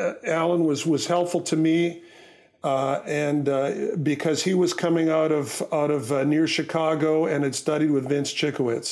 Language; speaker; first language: English; native; English